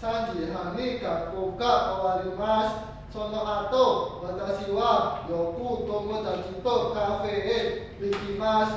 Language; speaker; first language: Japanese; non-native, learner; Indonesian